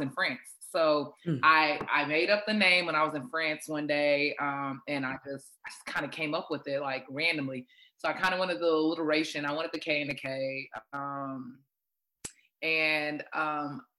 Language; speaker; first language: English; non-native, local second language; Shona